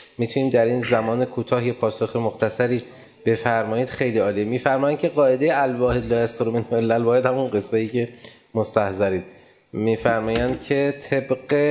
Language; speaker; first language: Persian; native; Persian